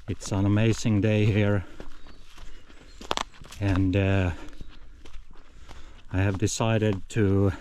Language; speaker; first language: English; non-native, fluent; Swedish